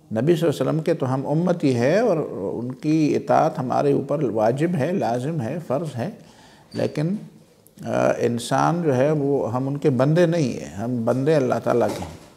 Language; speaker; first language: Urdu; non-native, local second language; Pashto